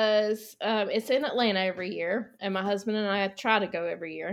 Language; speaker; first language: English; native; English